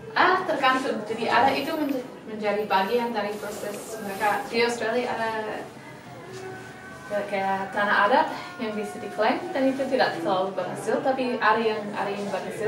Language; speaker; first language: Indonesian; non-native, fluent; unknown